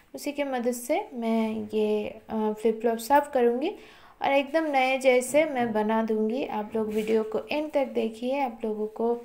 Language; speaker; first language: Hindi; non-native, local second language; Bangla